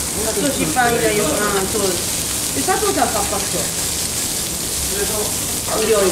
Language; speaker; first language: Korean; non-native, learner; Japanese